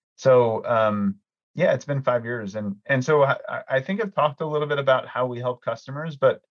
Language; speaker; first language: English; early bilingual, other home language; Greek